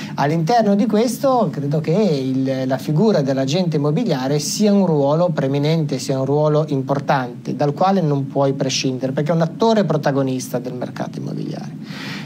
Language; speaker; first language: Italian; native; Italian